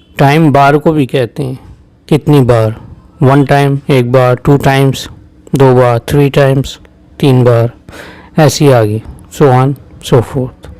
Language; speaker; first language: Hindi; native; Hindi